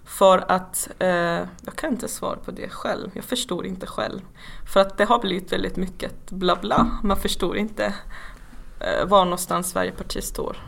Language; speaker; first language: Swedish; non-native, fluent; Persian